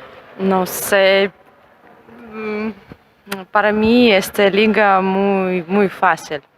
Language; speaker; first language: Spanish; non-native, learner; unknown